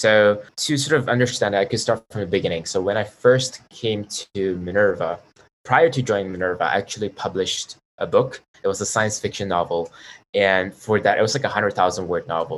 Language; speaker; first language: English; non-native, local second language; Chinese